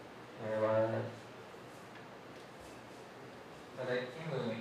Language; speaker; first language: Chinese; non-native, learner; Japanese